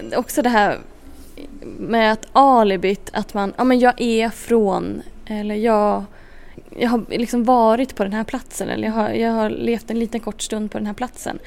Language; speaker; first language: Swedish; native; Swedish